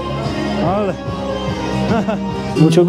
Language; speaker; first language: Spanish; non-native, learner; Polish